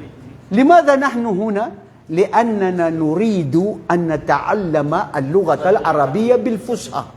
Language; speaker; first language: Arabic; non-native, fluent; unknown